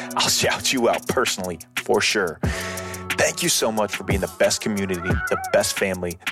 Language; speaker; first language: English; native; English